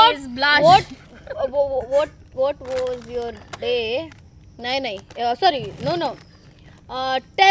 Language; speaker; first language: English; non-native, learner; Hindi